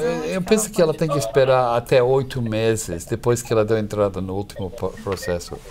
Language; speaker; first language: Portuguese; non-native, fluent; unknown